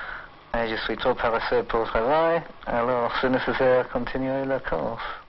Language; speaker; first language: French; non-native, learner; English